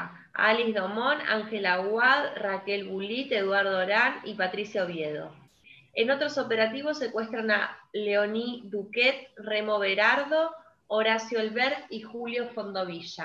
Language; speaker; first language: Spanish; native; Spanish